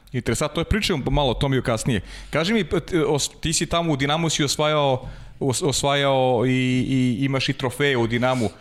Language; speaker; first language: Serbian; native; Serbian